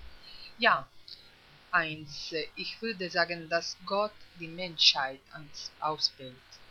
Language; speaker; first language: German; non-native, fluent; Italian